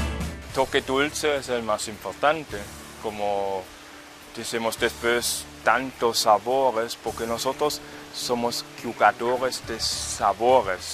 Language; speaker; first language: Spanish; non-native, fluent; German